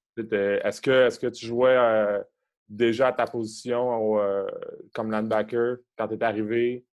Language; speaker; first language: French; native; French